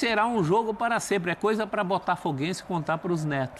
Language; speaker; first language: Portuguese; native; Portuguese